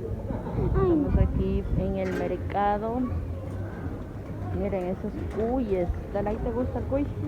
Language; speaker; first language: Spanish; native; Spanish